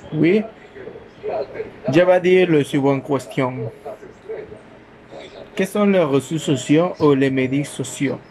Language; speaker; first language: French; non-native, learner; Spanish